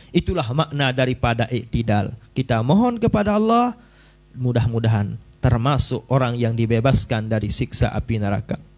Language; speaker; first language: Malay; non-native, local second language; Sasak